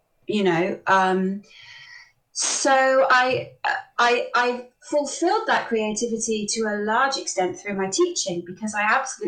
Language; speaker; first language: English; native; English